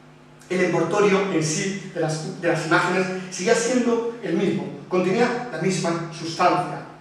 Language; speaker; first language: Spanish; native; Spanish